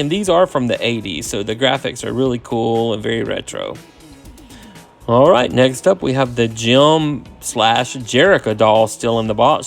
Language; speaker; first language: English; native; English